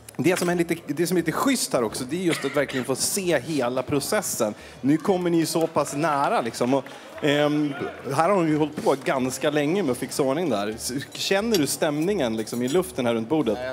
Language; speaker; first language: Swedish; native; Swedish